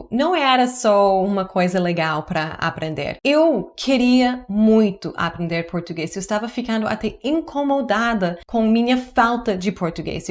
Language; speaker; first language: Portuguese; non-native, fluent; English